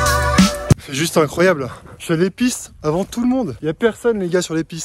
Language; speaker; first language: French; native; French